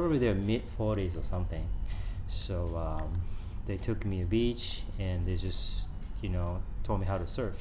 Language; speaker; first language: English; non-native, learner; Japanese